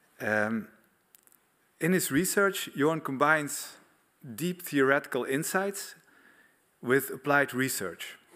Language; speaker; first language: English; non-native, fluent; Dutch